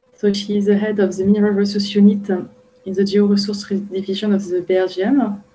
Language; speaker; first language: English; non-native, fluent; French